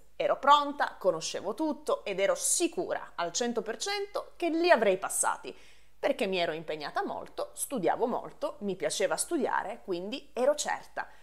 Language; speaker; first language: Italian; native; Italian